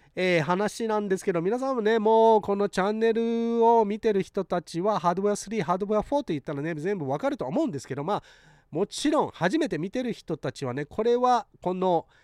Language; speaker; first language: Japanese; early bilingual, heritage; Japanese